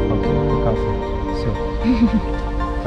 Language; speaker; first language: Chinese; native; Chinese